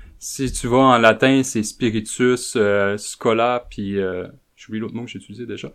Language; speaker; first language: French; native; French